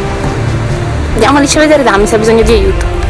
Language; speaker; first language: Italian; native; Italian